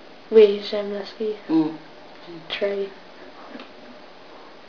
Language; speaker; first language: French; non-native, learner; English